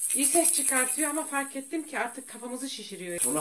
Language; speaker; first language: Turkish; early bilingual, heritage; Turkish